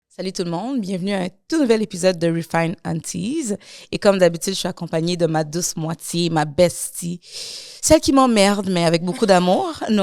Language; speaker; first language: French; native; French